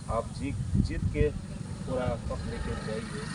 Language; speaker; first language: Hindi; non-native, local second language; Kannada